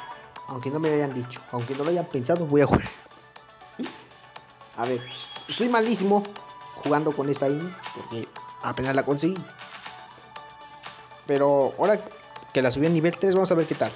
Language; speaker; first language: Spanish; native; Spanish